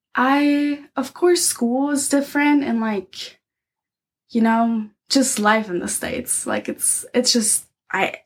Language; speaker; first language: English; non-native, fluent; German